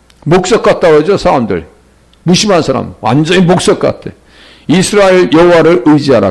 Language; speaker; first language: Korean; native; Korean